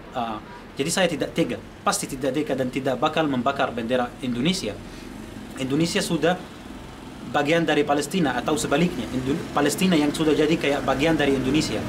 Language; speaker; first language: Indonesian; non-native, fluent; Arabic